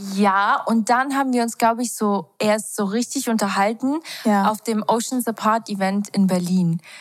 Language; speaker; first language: German; early bilingual, other home language; Albanian